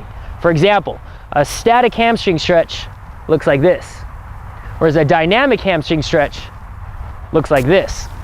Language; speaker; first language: English; native; English